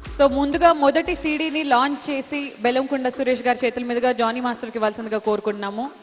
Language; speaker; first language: Telugu; native; Telugu